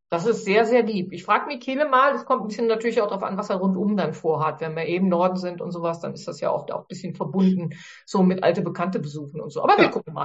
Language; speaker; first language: German; native; German